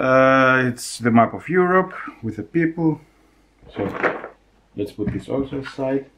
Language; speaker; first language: English; non-native, fluent; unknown